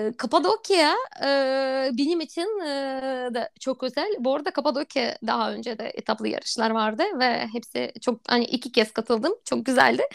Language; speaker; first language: Turkish; non-native, fluent; Russian